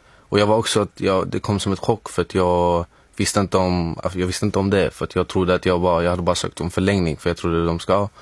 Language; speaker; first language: Swedish; non-native, fluent; Arabic